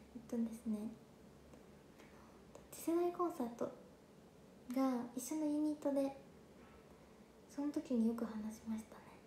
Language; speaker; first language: Japanese; native; Japanese